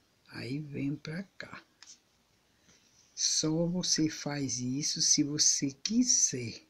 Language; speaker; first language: Portuguese; native; Portuguese